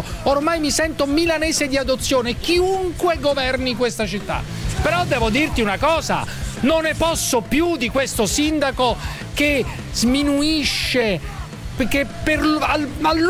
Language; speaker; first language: Italian; native; Italian